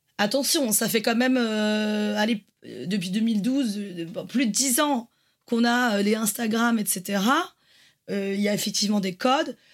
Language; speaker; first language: French; native; French